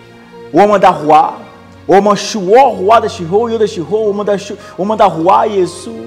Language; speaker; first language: Chinese; non-native, learner; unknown